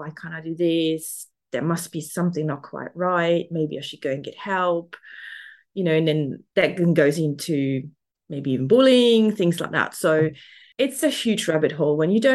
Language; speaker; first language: English; non-native, fluent; German